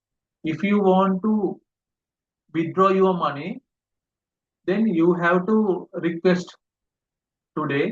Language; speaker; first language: English; non-native, local second language; Sinhala